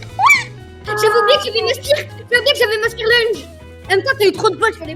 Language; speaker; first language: French; native; French